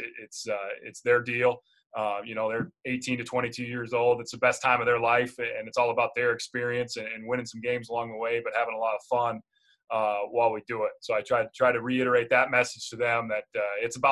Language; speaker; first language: English; native; English